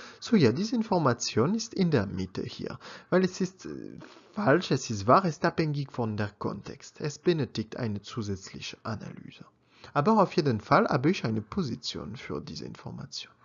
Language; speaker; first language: German; non-native, learner; French